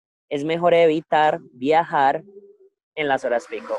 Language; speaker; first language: Spanish; native; Spanish